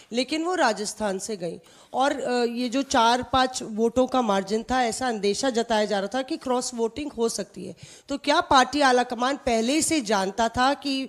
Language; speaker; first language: Hindi; native; Hindi